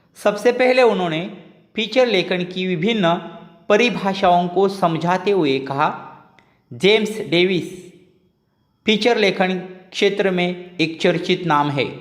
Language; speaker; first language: Hindi; non-native, local second language; Marathi